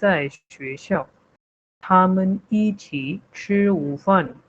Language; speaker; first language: Chinese; non-native, fluent; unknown